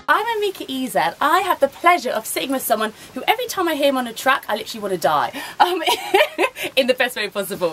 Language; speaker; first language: English; native; English